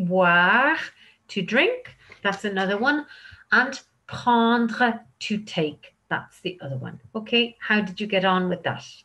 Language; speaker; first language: English; native; English